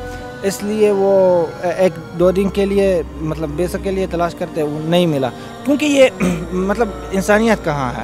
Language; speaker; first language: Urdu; non-native, fluent; Arabic